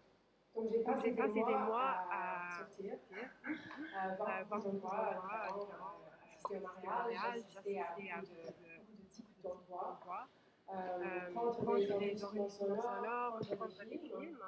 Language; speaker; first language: French; non-native, fluent; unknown